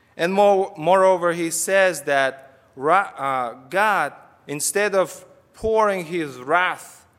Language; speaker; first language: English; non-native, fluent; Russian